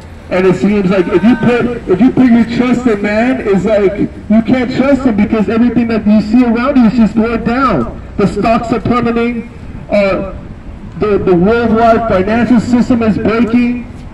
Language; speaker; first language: English; native; English